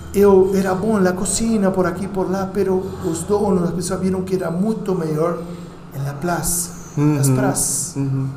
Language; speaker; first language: Portuguese; non-native, learner; Spanish